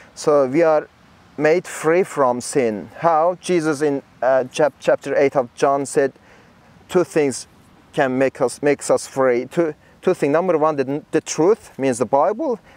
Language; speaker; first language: English; non-native, fluent; Persian